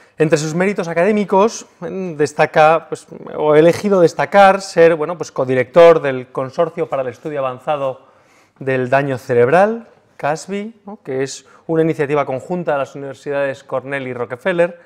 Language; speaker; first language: Spanish; native; Spanish